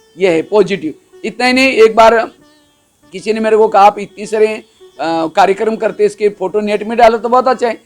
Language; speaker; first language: Hindi; non-native, local second language; Marathi